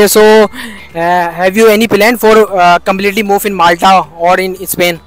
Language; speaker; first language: English; non-native, learner; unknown